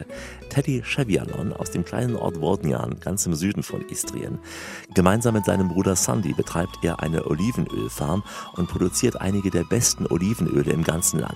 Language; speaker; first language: German; native; German